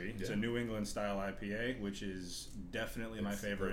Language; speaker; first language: English; native; English